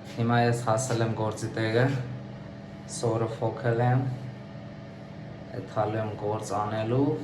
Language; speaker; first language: Armenian; non-native, learner; Hindi